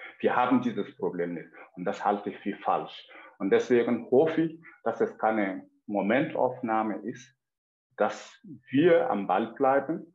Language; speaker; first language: German; non-native, fluent; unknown